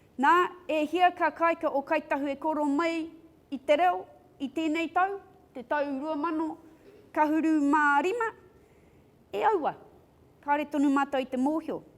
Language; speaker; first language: Māori; non-native, local second language; English